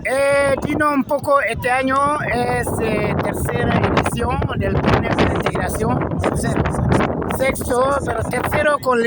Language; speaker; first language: Spanish; non-native, learner; French